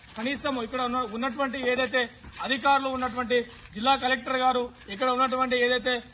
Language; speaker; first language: Telugu; non-native, local second language; Lambadi